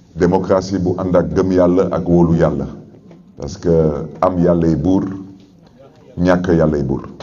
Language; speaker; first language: Wolof; native; Wolof